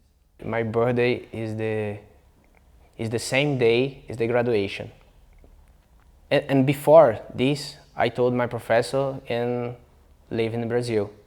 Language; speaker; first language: English; non-native, learner; Portuguese